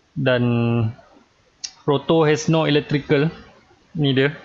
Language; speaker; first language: English; non-native, local second language; Malay